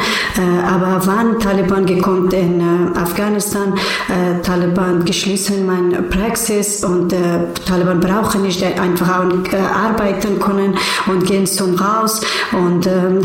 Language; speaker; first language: German; non-native, learner; Persian